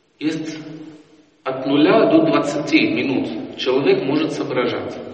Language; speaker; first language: Russian; non-native, fluent; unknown